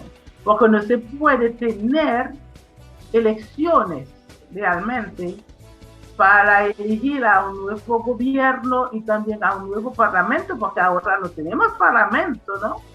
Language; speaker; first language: Spanish; non-native, fluent; Haitian Creole